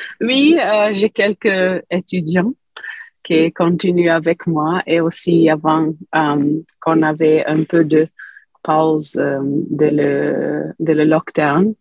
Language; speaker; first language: French; non-native, fluent; English